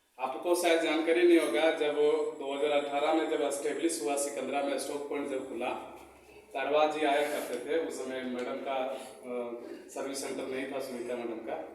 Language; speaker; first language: Hindi; native; Hindi